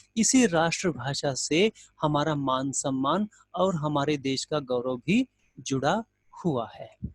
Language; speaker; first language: Hindi; native; Hindi